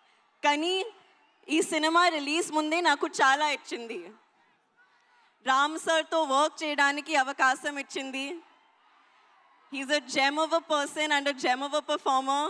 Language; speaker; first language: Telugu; non-native, learner; Hindi